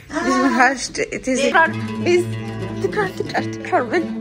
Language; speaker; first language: Turkish; non-native, learner; Arabic